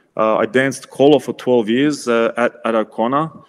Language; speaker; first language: English; native; English